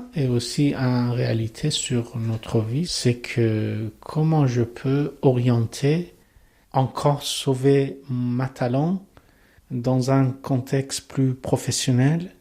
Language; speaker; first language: French; non-native, learner; Persian